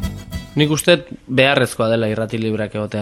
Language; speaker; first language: Basque; native; Basque